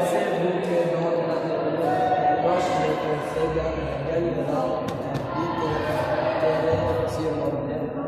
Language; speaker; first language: French; non-native, local second language; Arabic